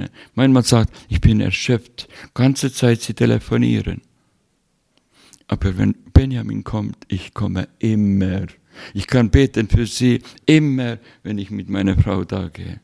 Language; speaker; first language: German; non-native, fluent; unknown